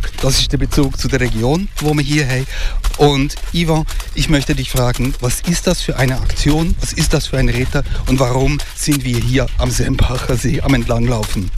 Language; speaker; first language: German; native; German